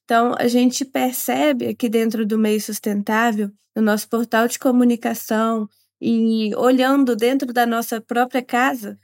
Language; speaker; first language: Portuguese; native; Portuguese